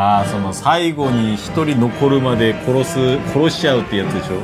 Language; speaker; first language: Japanese; non-native, fluent; Korean